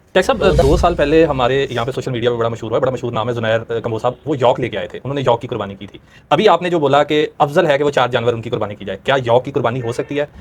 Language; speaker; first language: Urdu; non-native, local second language; Punjabi